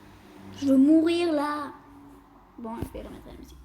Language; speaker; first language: French; early bilingual, other home language; Portuguese